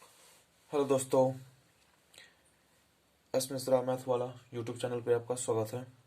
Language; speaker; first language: Hindi; native; Hindi